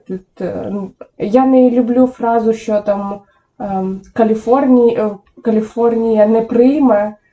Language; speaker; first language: Ukrainian; native; Ukrainian